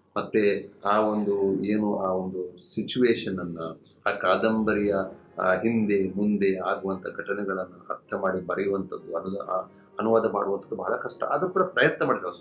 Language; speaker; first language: Kannada; non-native, local second language; Konkani